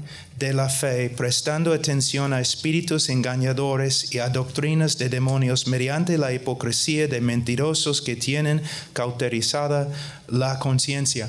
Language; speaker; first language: Spanish; non-native, fluent; English